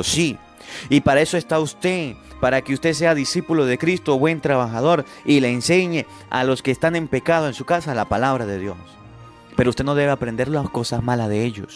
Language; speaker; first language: Spanish; native; Spanish